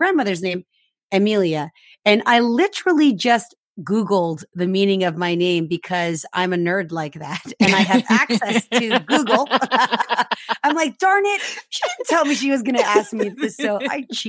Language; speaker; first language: English; early bilingual, other home language; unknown